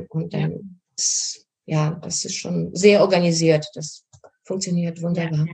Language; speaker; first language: German; non-native, fluent; Polish